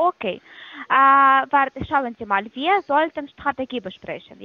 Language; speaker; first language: German; non-native, fluent; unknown